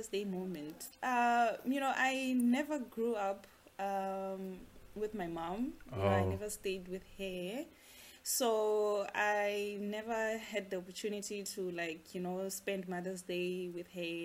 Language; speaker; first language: English; non-native, local second language; Venda